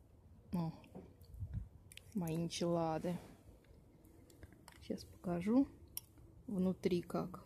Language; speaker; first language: Russian; native; Russian